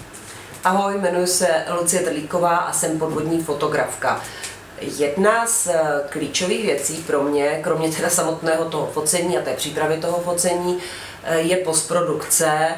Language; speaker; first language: Czech; native; Czech